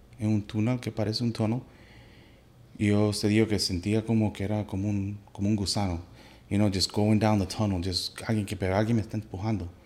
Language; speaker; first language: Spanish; early bilingual, heritage; Spanish